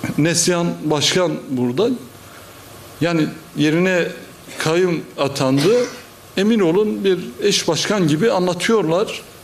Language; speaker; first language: Turkish; non-native, local second language; Kurdish